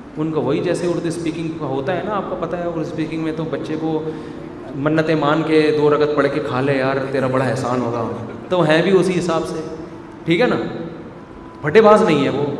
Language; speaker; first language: Urdu; native; Urdu